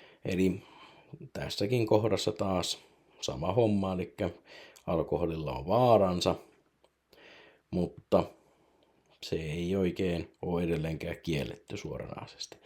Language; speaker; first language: Finnish; native; Finnish